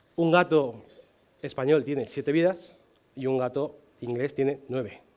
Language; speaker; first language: Spanish; non-native, fluent; Chinese